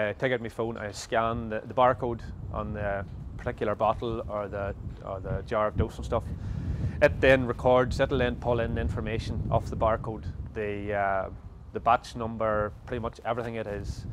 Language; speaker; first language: English; native; English